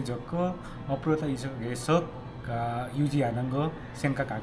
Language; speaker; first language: Korean; non-native, learner; Nepali